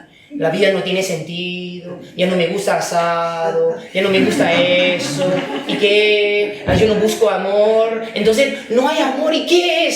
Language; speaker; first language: Spanish; non-native, fluent; Chinese